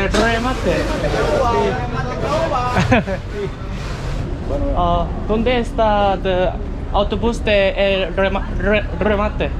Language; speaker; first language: Spanish; non-native, learner; Korean